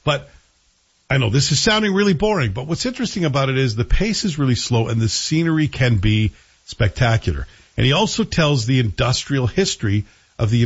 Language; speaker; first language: English; native; English